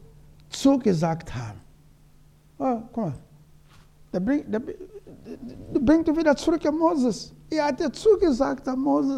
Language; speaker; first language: German; non-native, learner; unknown